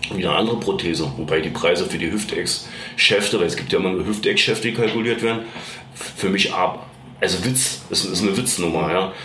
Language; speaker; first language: German; native; German